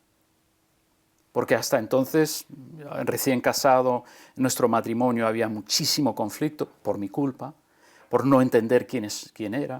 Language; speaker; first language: Spanish; early bilingual, other home language; English